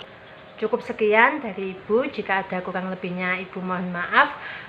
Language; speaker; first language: Indonesian; native; Indonesian